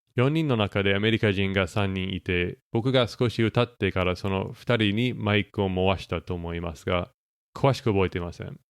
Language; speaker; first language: Japanese; non-native, fluent; English